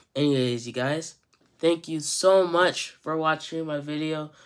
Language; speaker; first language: English; native; English